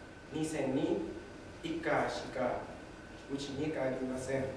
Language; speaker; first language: Japanese; non-native, learner; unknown